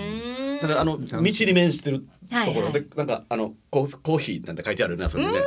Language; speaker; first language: Japanese; native; Japanese